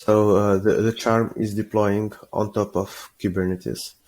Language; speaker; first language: English; non-native, fluent; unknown